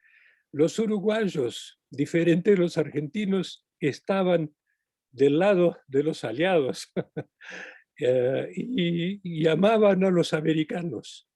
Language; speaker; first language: Spanish; non-native, fluent; English